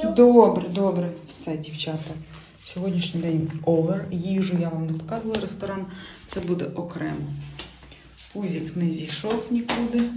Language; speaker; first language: Ukrainian; native; Ukrainian